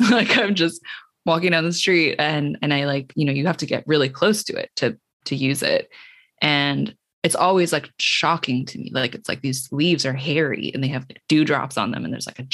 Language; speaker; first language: English; native; English